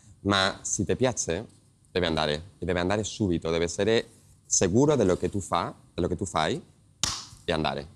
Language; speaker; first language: Italian; non-native, learner; Spanish